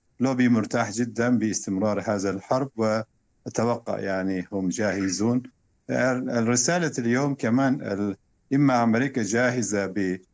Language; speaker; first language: Arabic; non-native, fluent; Turkish